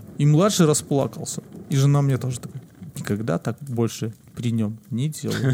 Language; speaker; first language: Russian; native; Russian